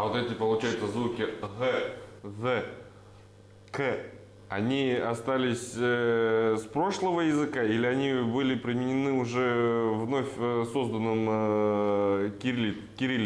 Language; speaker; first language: Russian; native; Russian